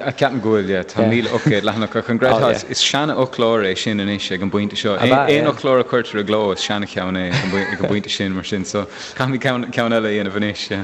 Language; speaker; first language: Irish; native; Irish